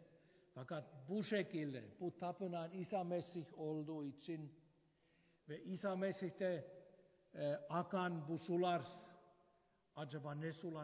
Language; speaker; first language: Turkish; non-native, fluent; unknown